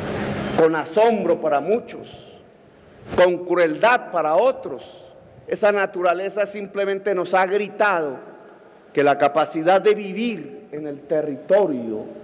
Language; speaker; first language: Spanish; native; Spanish